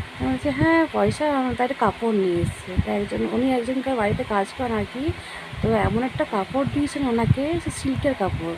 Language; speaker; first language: Bangla; non-native, local second language; Hindi